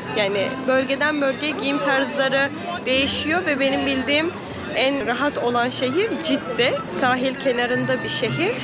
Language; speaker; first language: Turkish; native; Turkish